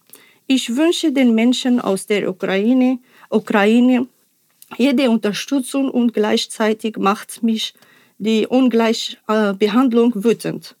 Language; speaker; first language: German; non-native, fluent; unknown